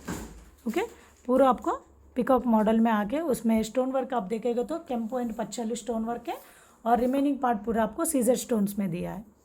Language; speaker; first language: Hindi; non-native, local second language; Telugu